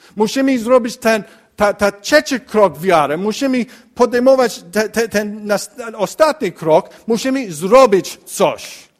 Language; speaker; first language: Polish; non-native, learner; English